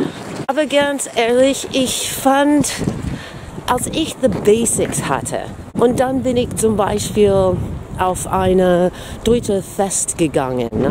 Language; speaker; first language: German; non-native, fluent; English